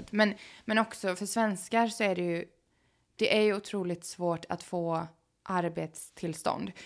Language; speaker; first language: Swedish; native; Swedish